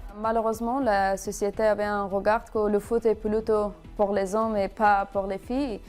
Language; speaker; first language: French; non-native, fluent; Persian